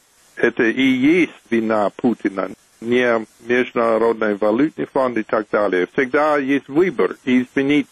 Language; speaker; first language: Russian; non-native, fluent; English